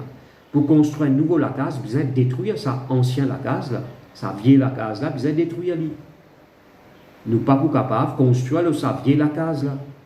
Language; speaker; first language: French; non-native, local second language; Morisyen